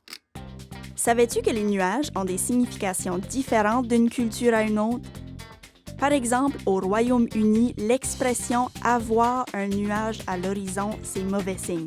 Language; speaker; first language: French; native; French